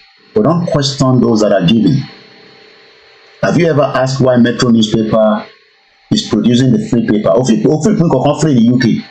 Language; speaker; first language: English; non-native, local second language; Yoruba